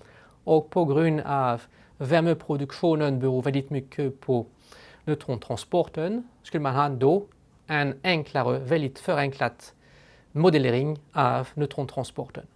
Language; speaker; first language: Swedish; non-native, fluent; French